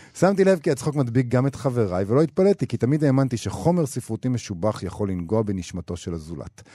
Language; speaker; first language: Hebrew; native; Hebrew